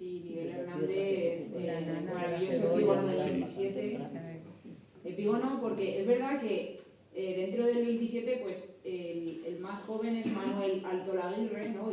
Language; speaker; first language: Spanish; native; Spanish